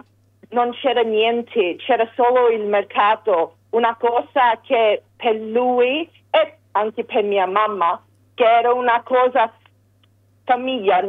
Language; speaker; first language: Italian; early bilingual, heritage; English